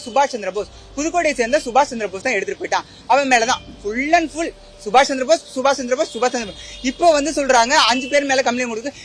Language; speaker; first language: Tamil; native; Tamil